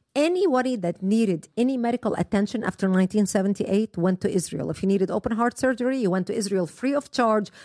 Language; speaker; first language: English; non-native, fluent; Arabic